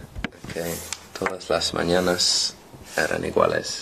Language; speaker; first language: Spanish; non-native, learner; English